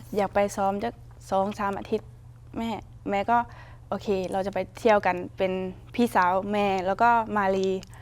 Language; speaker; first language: Thai; non-native, fluent; Luxembourgish